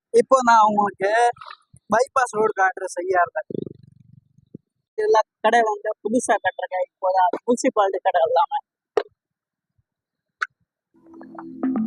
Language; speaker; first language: Tamil; non-native, learner; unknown